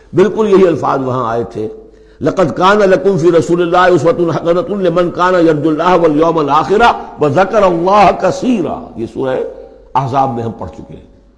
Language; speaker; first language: Urdu; native; Urdu